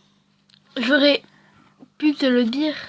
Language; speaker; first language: French; native; French